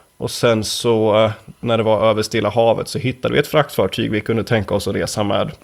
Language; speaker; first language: Swedish; native; Swedish